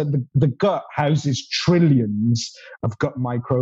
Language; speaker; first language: English; native; English